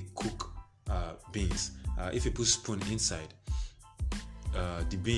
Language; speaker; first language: English; non-native, local second language; Igbo